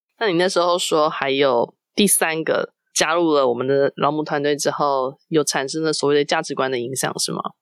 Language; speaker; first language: Chinese; native; Chinese